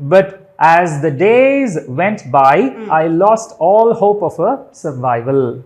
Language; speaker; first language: English; non-native, local second language; Tamil